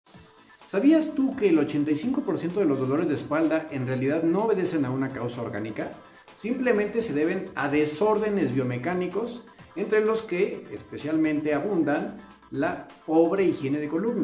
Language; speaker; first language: Spanish; native; Spanish